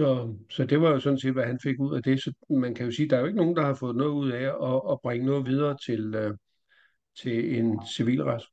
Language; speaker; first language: Danish; native; Danish